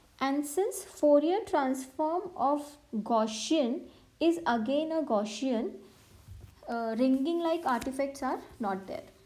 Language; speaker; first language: English; non-native, local second language; Hindi